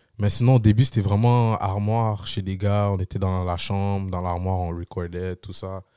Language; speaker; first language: French; early bilingual, other home language; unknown